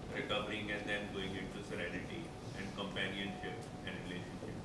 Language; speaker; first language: English; non-native, local second language; Punjabi